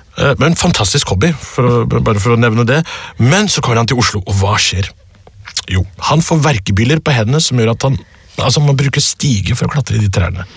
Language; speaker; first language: Norwegian; early bilingual, other home language; Urdu